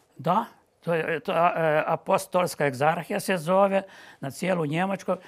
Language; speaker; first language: Bosnian; non-native, local second language; Ukrainian